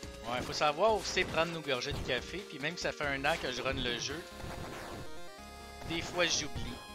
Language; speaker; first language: French; native; French